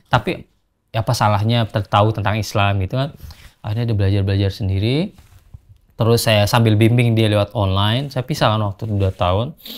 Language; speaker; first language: Indonesian; non-native, local second language; Sasak